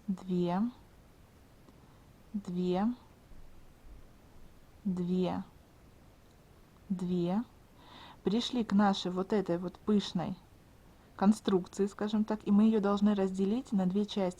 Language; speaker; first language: Russian; native; Russian